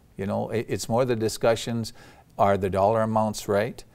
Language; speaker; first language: English; native; English